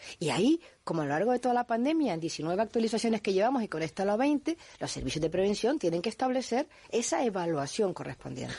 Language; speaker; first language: Spanish; native; Spanish